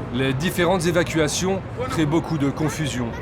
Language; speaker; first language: French; native; French